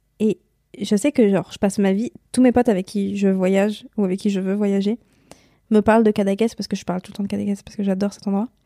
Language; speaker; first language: French; native; French